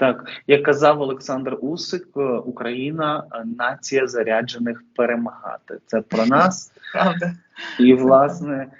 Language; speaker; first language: Ukrainian; native; Ukrainian